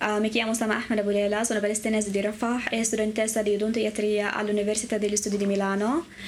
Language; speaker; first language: Italian; non-native, learner; Arabic